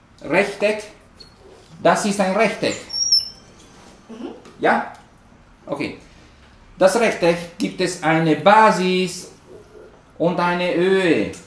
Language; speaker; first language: German; non-native, learner; Spanish